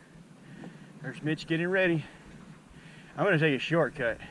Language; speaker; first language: English; native; English